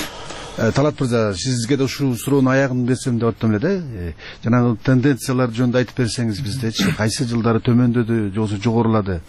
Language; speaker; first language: Kyrgyz; native; Kyrgyz